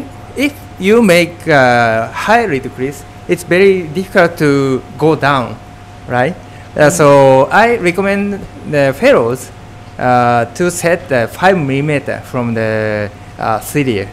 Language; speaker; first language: English; non-native, fluent; Japanese